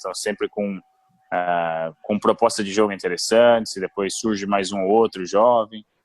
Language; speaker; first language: Portuguese; native; Portuguese